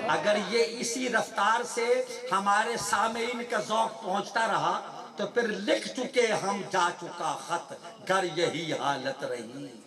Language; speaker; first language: Urdu; non-native, local second language; Saraiki